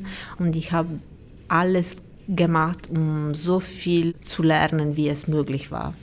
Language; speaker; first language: German; non-native, fluent; Italian